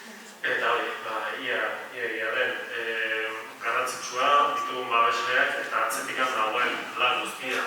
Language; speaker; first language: Basque; native; Basque